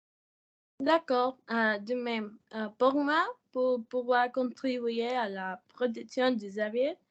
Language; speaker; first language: French; non-native, learner; Spanish